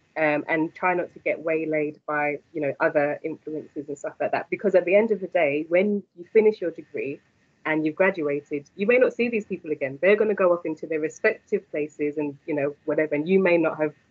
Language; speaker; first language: English; native; English